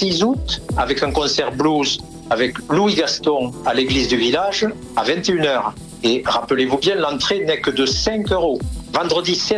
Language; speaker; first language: French; native; French